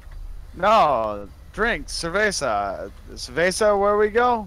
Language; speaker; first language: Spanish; non-native, learner; English